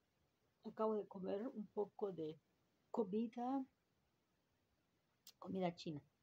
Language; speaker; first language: Spanish; early bilingual, heritage; Spanish